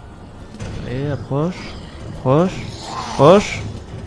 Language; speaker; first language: French; native; French